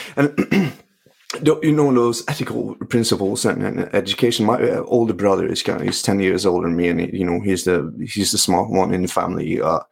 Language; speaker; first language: English; non-native, fluent; Norwegian